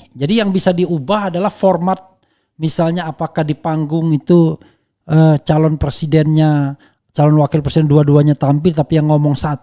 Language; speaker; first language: Indonesian; native; Indonesian